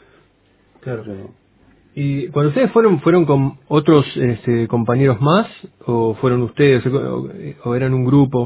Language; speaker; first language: Spanish; native; Spanish